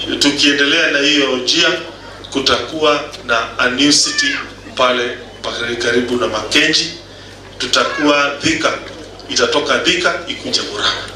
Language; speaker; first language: Swahili; non-native, local second language; Kikuyu